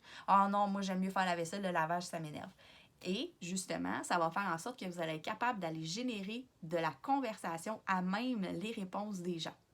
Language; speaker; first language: French; native; French